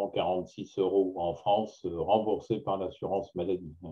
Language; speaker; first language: French; native; French